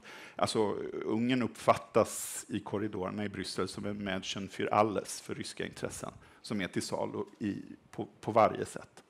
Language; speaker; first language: Swedish; native; Swedish